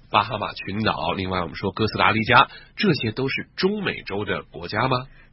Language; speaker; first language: Chinese; native; Chinese